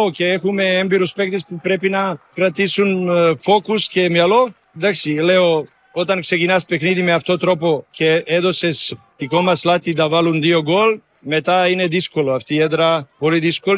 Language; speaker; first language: Greek; non-native, learner; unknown